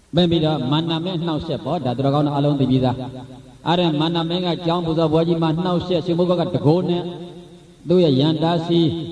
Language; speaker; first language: Burmese; native; Burmese